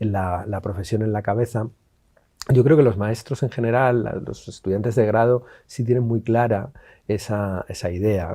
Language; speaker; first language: Spanish; native; Spanish